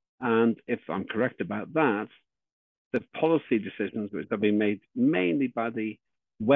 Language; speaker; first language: English; native; English